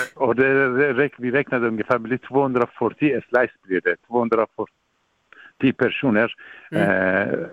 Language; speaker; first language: Swedish; non-native, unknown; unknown